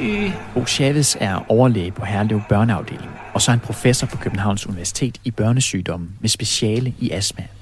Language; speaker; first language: Danish; native; Danish